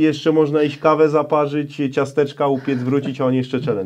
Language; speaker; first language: Polish; native; Polish